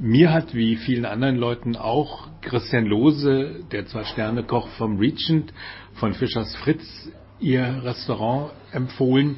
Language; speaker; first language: German; native; German